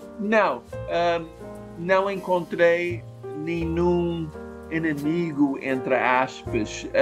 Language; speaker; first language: Portuguese; non-native, fluent; English